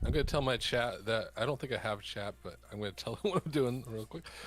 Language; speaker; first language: English; native; English